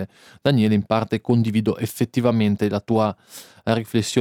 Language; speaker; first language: Italian; native; Italian